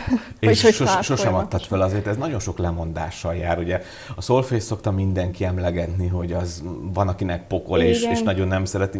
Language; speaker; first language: Hungarian; native; Hungarian